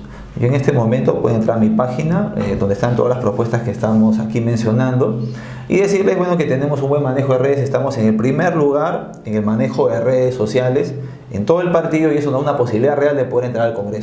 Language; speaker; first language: Spanish; native; Spanish